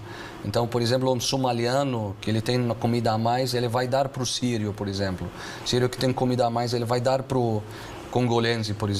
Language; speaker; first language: Portuguese; non-native, fluent; Arabic